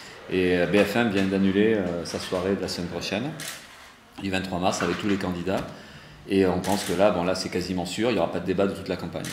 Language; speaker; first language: French; native; French